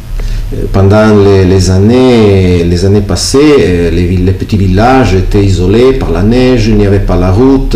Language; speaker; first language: French; non-native, local second language; Italian